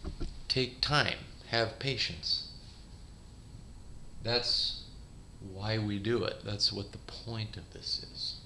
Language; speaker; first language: English; native; English